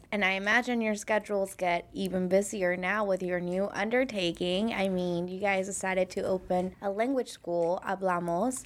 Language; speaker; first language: English; early bilingual, other home language; Spanish